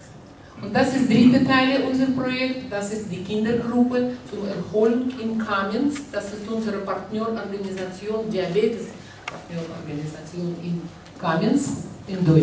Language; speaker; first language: German; non-native, learner; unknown